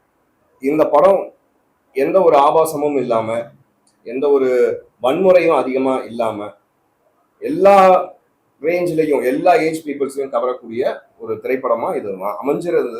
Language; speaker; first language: Tamil; native; Tamil